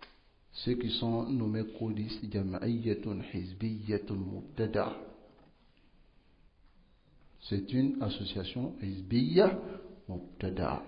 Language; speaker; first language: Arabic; non-native, fluent; French